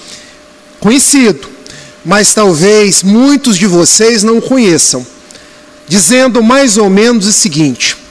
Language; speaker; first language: Portuguese; native; Portuguese